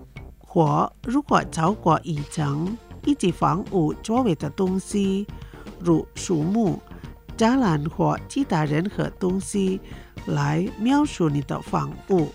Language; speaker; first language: Chinese; early bilingual, heritage; Chinese